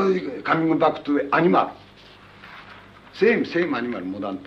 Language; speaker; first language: English; non-native, learner; Japanese